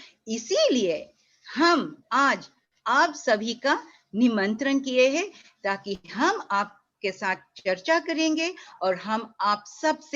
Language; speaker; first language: Hindi; non-native, fluent; English